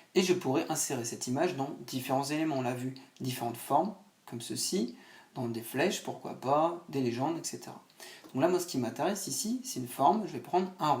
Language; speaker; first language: French; native; French